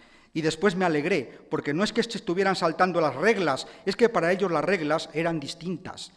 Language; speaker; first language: Spanish; native; Spanish